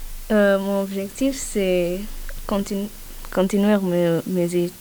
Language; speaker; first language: French; non-native, learner; Persian